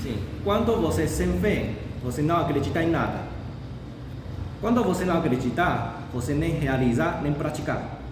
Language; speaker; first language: Portuguese; non-native, fluent; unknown